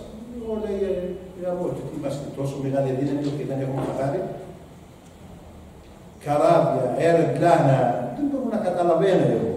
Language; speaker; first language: Greek; non-native, learner; Arabic